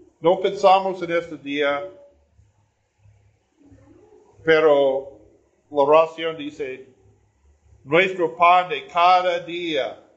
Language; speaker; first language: Spanish; non-native, learner; English